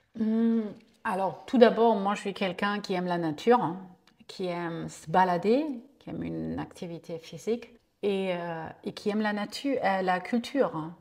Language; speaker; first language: French; non-native, fluent; German